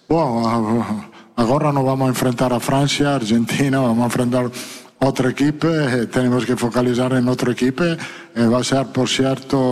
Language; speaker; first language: Portuguese; non-native, fluent; Italian